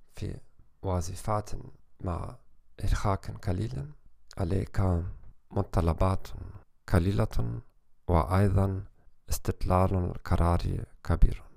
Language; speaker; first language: Arabic; non-native, learner; German